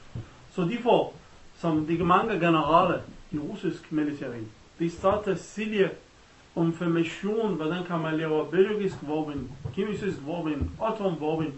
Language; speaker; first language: Danish; non-native, learner; Arabic